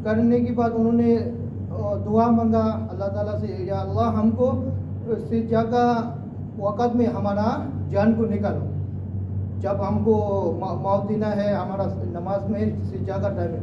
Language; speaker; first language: Hindi; non-native, fluent; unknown